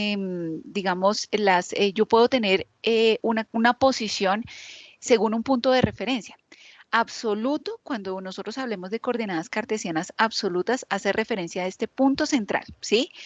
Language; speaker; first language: Spanish; native; Spanish